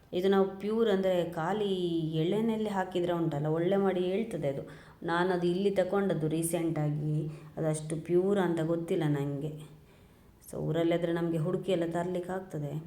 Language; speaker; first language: Kannada; non-native, local second language; Tulu